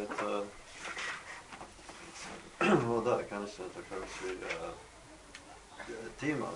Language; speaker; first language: Russian; non-native, learner; English